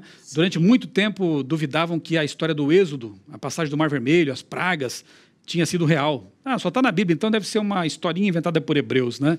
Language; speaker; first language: Portuguese; native; Portuguese